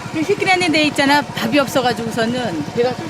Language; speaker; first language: Korean; native; Korean